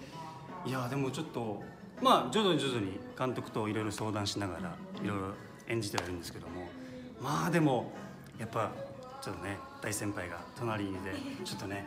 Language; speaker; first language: Japanese; native; Japanese